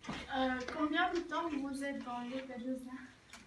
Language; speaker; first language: French; non-native, learner; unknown